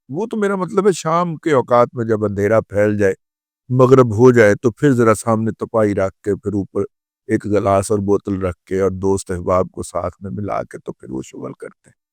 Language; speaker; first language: Urdu; non-native, local second language; Punjabi